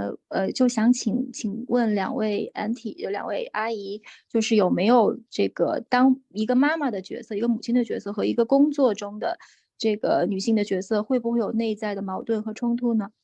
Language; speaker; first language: Chinese; native; Chinese